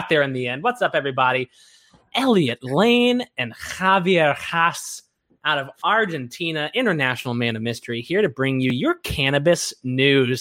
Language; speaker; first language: English; native; English